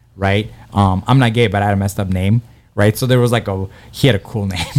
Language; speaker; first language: English; early bilingual, other home language; Persian